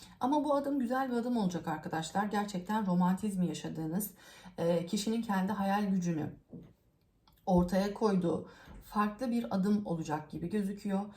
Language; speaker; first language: Turkish; native; Turkish